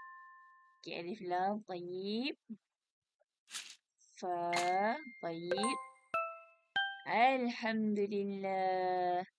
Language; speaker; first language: Arabic; non-native, learner; Malay